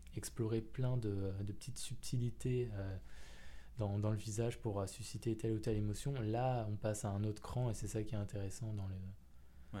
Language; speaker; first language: French; native; French